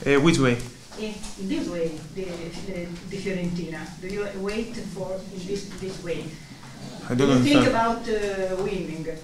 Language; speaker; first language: English; non-native, learner; Italian